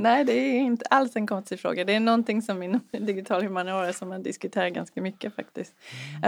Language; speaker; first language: Swedish; non-native, fluent; English